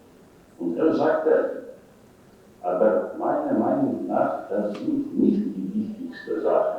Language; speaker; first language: German; non-native, fluent; Polish